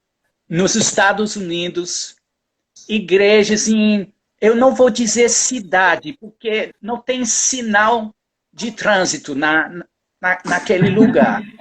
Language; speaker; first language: Portuguese; non-native, fluent; English